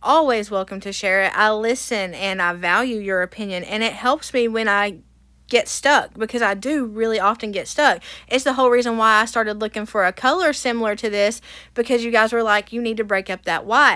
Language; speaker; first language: English; native; English